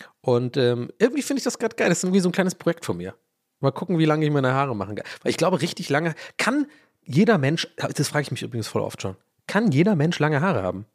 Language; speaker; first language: German; early bilingual, other home language; English